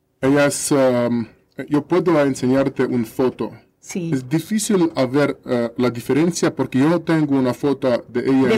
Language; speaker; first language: Spanish; non-native, learner; Russian